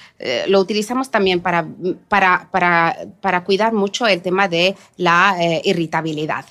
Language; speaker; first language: Spanish; native; Spanish